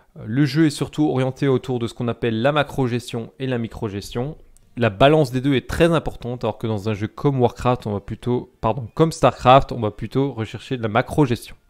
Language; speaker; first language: French; native; French